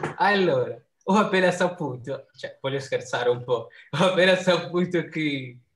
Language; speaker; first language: Italian; non-native, fluent; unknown